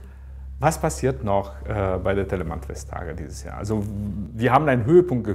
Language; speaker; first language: German; native; German